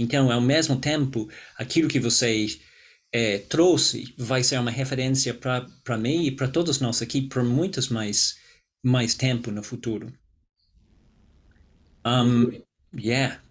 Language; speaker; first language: Portuguese; non-native, fluent; English